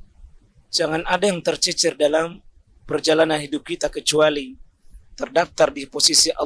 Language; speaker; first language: Indonesian; native; Indonesian